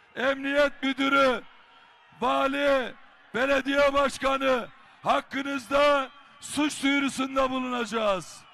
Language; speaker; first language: Turkish; native; Turkish